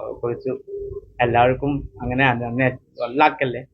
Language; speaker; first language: Malayalam; non-native, fluent; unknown